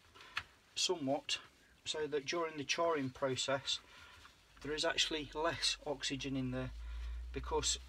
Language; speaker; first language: English; native; English